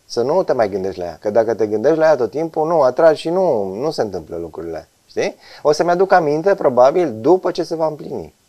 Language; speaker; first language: Romanian; native; Romanian